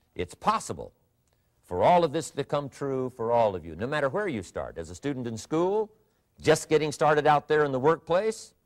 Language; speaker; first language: English; native; English